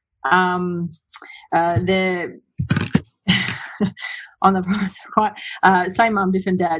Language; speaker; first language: English; native; English